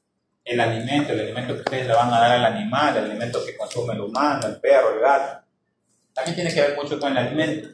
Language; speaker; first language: Spanish; native; Spanish